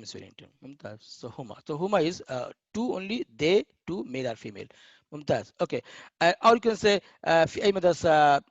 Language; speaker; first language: English; non-native, learner; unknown